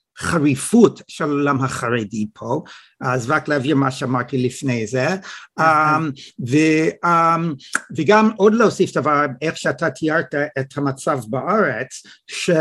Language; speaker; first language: Hebrew; non-native, fluent; English